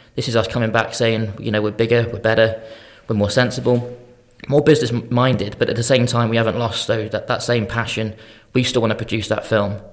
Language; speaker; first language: English; native; English